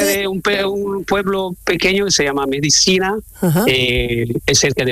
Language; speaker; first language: Spanish; non-native, learner; Italian